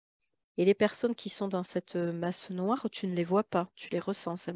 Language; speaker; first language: French; native; French